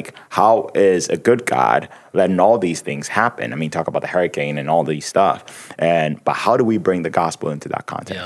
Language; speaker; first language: English; non-native, local second language; Akan